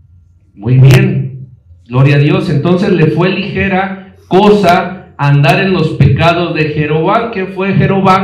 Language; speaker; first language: Spanish; native; Spanish